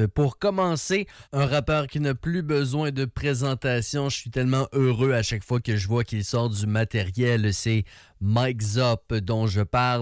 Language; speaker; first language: French; native; French